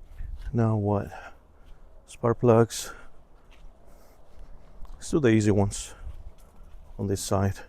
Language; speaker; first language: English; native; English